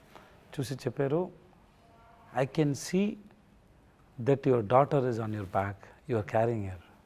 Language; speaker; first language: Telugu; non-native, local second language; Tamil